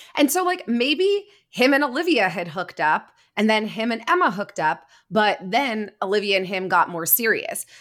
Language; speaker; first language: English; native; English